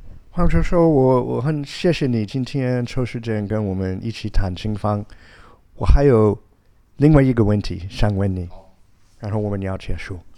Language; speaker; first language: Chinese; non-native, fluent; English